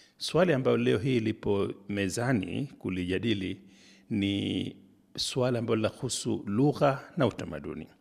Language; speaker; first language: Swahili; native; Swahili